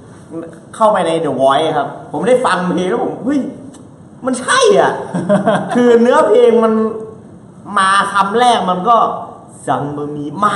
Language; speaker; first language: Thai; native; Thai